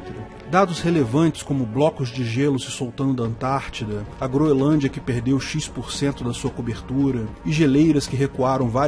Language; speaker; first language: Portuguese; native; Portuguese